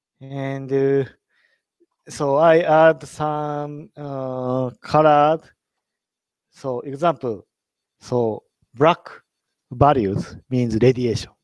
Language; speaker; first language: English; non-native, learner; Japanese